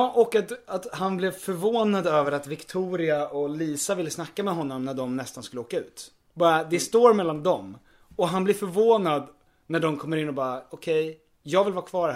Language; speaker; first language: Swedish; native; Swedish